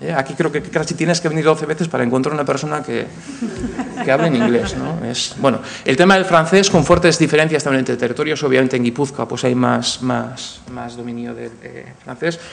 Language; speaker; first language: Spanish; native; Spanish